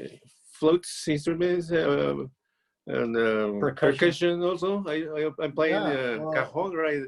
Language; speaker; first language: English; non-native, learner; Spanish